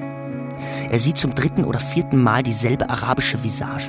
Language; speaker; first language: German; native; German